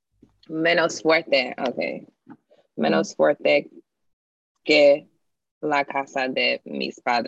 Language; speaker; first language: Spanish; non-native, learner; English